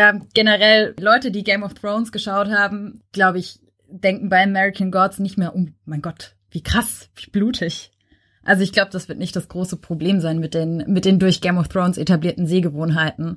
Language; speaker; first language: German; native; German